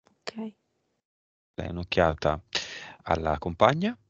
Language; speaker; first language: Italian; native; Italian